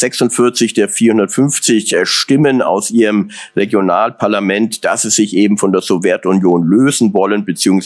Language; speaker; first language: German; native; German